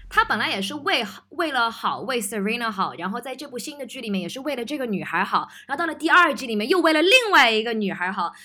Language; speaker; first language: Chinese; early bilingual, other home language; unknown